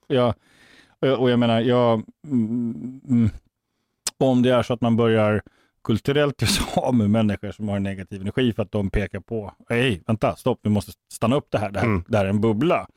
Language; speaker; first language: Swedish; native; Swedish